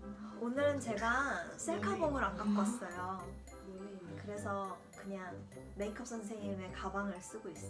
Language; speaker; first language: Korean; early bilingual, heritage; Korean